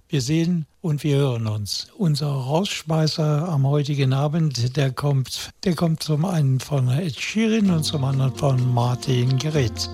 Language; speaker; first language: German; native; German